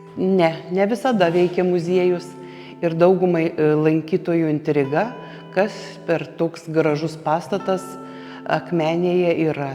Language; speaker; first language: Lithuanian; native; Lithuanian